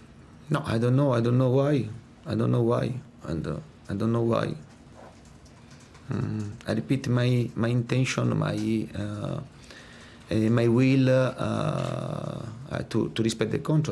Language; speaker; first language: English; non-native, fluent; Italian